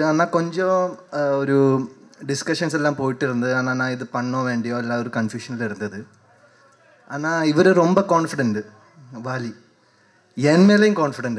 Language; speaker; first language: Tamil; non-native, learner; Malayalam